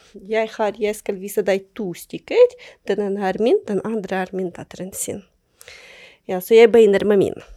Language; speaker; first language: Norwegian; non-native, fluent; Ukrainian